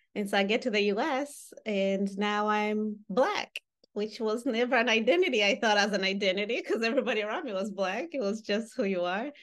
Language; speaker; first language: English; non-native, local second language; Kinyarwanda